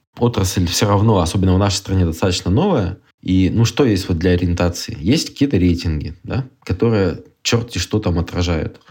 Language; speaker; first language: Russian; native; Russian